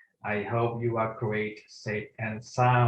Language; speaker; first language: English; non-native, fluent; Indonesian